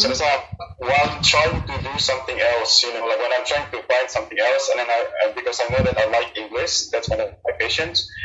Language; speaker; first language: English; non-native, fluent; Indonesian